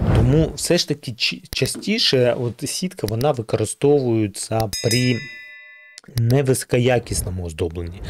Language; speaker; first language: Ukrainian; non-native, local second language; Russian